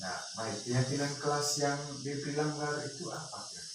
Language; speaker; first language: Indonesian; non-native, local second language; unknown